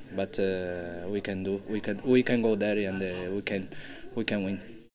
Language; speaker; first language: English; non-native, learner; Portuguese